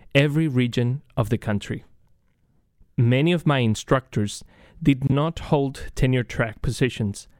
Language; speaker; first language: English; non-native, fluent; Spanish